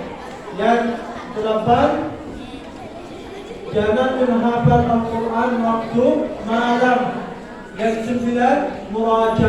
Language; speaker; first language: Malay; non-native, learner; Arabic